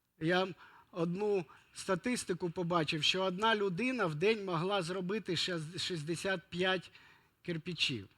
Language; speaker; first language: Ukrainian; non-native, local second language; Russian